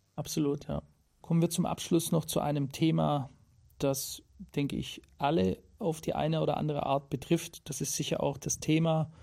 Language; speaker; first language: German; native; German